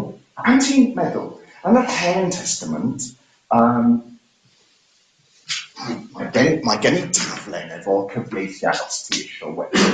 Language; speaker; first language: Welsh; non-native, fluent; English